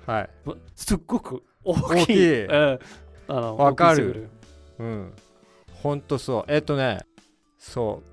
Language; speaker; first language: Japanese; non-native, learner; Danish